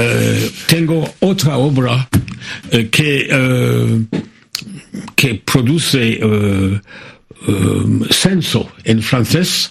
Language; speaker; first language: Spanish; non-native, fluent; French